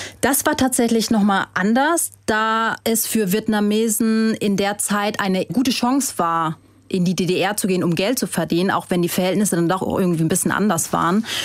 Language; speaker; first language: German; early bilingual, other home language; Vietnamese